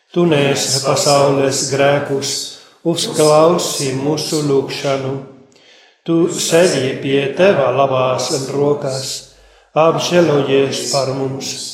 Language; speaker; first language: Latvian; non-native, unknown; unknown